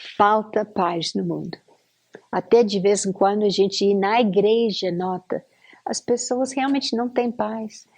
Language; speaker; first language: Portuguese; non-native, fluent; English